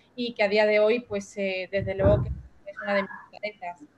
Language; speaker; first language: Spanish; native; Spanish